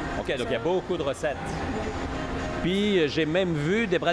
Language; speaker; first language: French; native; French